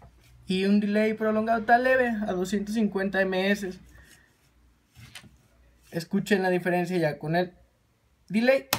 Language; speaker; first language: Spanish; native; Spanish